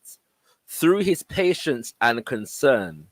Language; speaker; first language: English; native; English